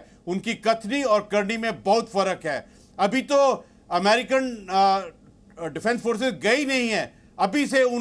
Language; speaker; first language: Hindi; native; Hindi